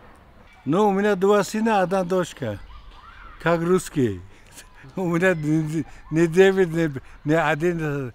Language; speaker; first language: Russian; non-native, local second language; Tajik